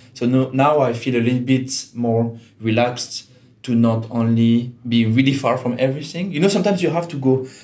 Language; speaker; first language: English; non-native, fluent; French